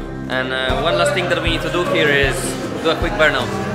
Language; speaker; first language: English; non-native, fluent; Polish